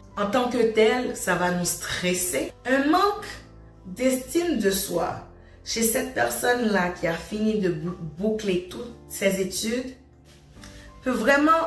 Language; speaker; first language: French; native; French